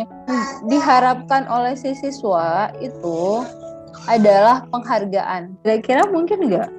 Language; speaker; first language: Indonesian; native; Indonesian